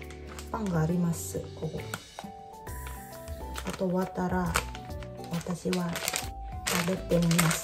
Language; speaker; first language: Japanese; non-native, learner; Indonesian